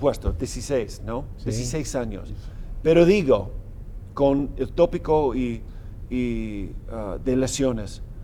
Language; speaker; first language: Spanish; non-native, fluent; English